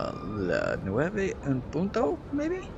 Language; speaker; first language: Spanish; non-native, learner; English